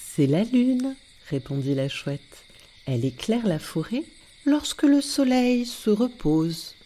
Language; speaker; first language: French; native; French